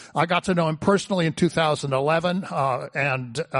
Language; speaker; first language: English; native; English